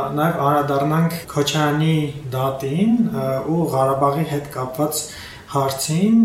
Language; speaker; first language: Armenian; native; Armenian